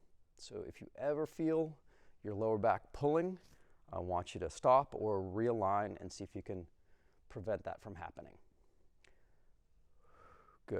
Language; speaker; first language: English; native; English